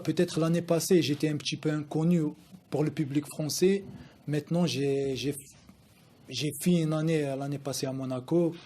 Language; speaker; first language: French; non-native, local second language; Arabic